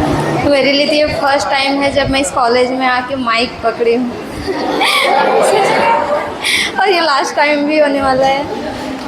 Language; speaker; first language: Hindi; native; Hindi